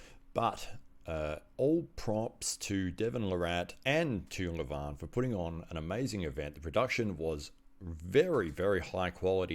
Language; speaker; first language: English; native; English